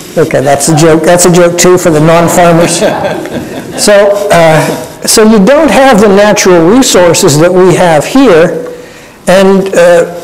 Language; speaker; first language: English; native; English